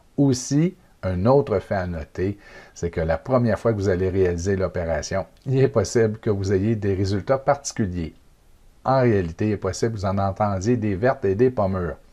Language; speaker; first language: French; native; French